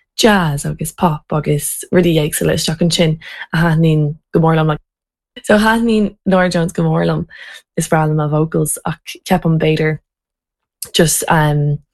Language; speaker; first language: Irish; non-native, local second language; English